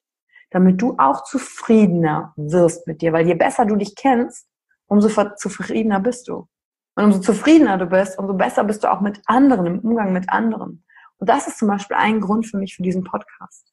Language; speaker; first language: German; native; German